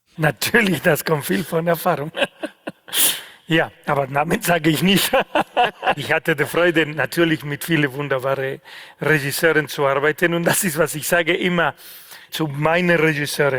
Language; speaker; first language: German; non-native, fluent; Spanish